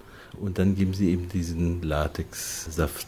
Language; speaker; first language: German; native; German